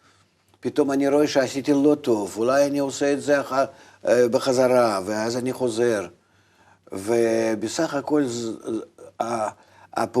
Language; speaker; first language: Hebrew; non-native, fluent; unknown